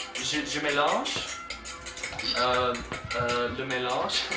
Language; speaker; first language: French; non-native, learner; English